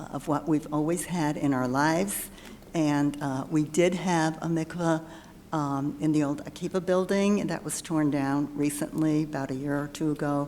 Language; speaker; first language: English; early bilingual, other home language; German